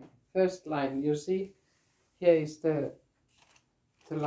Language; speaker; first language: English; non-native, learner; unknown